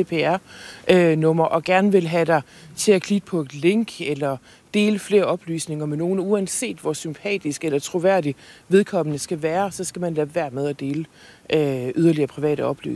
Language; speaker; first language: Danish; native; Danish